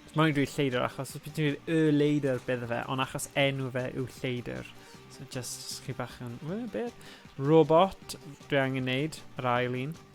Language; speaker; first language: Welsh; native; Welsh